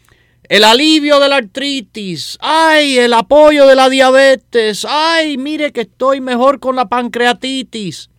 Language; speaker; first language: Spanish; native; Spanish